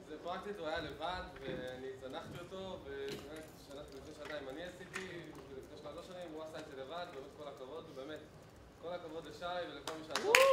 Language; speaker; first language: Hebrew; native; Hebrew